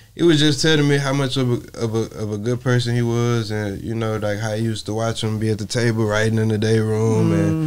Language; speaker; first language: English; native; English